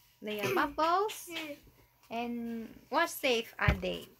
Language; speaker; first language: English; non-native, learner; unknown